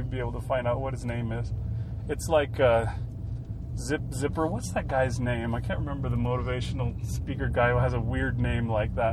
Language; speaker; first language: English; native; English